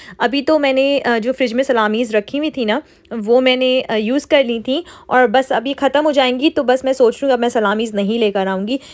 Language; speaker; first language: Urdu; native; Urdu